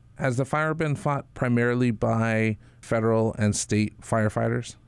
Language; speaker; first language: English; native; English